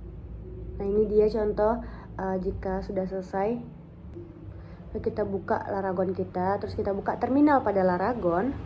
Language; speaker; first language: Indonesian; native; Indonesian